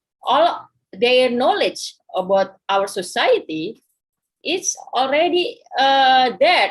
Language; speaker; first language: English; non-native, fluent; Indonesian